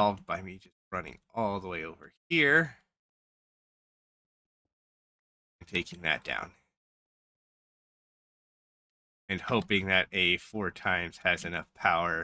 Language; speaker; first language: English; native; English